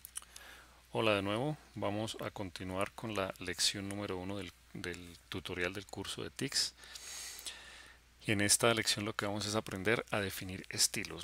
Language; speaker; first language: Spanish; native; Spanish